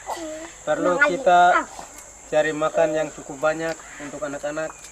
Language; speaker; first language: Indonesian; non-native, local second language; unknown